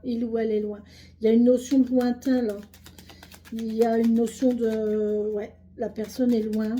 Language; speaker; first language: French; native; French